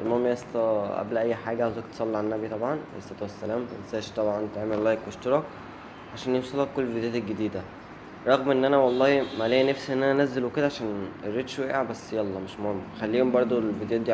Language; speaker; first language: Arabic; native; Arabic